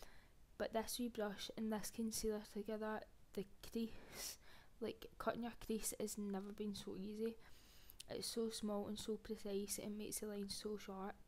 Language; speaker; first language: English; native; English